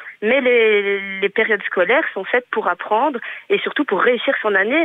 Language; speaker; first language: French; native; French